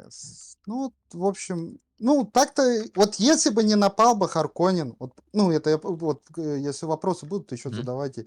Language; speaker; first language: Russian; native; Russian